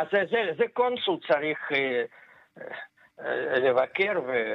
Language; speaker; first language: Hebrew; non-native, fluent; Russian